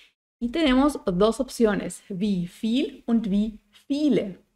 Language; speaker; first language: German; non-native, fluent; Spanish